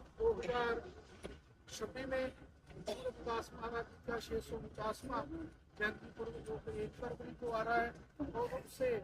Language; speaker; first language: Hindi; non-native, local second language; Punjabi